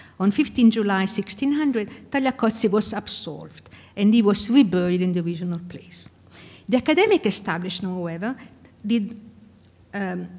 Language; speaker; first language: English; non-native, fluent; Italian